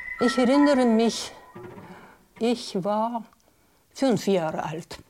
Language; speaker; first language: German; non-native, learner; Russian